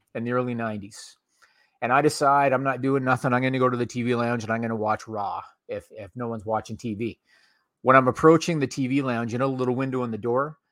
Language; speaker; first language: English; native; English